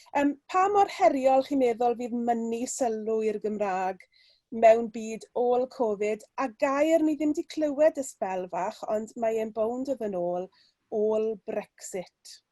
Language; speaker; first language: Welsh; native; Welsh